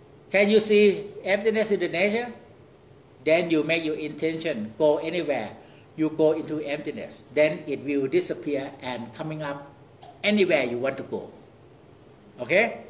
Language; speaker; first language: English; non-native, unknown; Thai